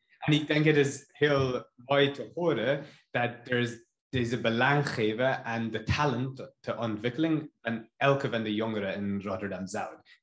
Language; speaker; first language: Dutch; non-native, learner; English